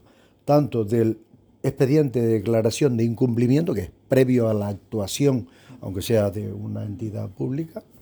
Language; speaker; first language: Spanish; native; Spanish